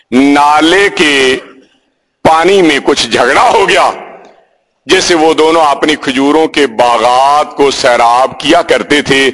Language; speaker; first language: Urdu; native; Urdu